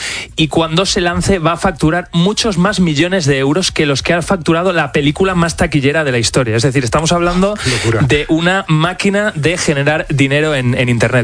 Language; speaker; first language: Spanish; native; Spanish